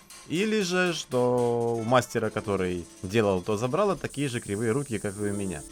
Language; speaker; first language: Russian; native; Russian